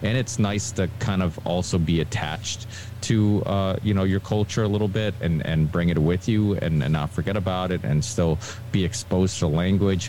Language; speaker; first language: English; early bilingual, other home language; Portuguese